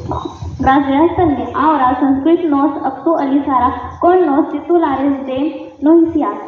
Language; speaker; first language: Spanish; non-native, learner; Marathi